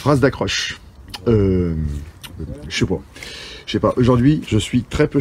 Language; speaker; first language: French; native; French